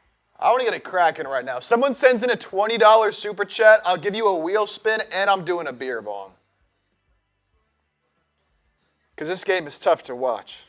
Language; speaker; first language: English; native; English